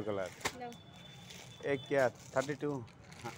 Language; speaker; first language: Hindi; non-native, learner; Bangla